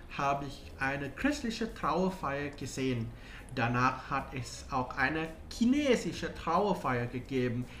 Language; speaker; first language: German; non-native, learner; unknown